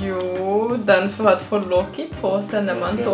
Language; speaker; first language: Swedish; non-native, fluent; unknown